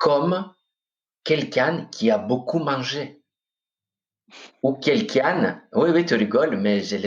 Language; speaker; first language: French; non-native, fluent; Greek